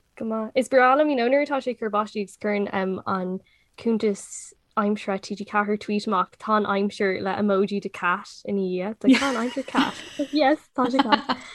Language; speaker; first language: Irish; non-native, local second language; English